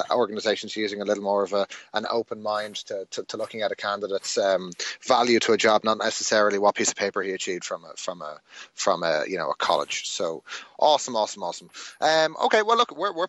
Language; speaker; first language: English; native; English